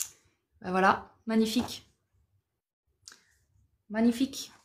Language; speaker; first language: French; native; French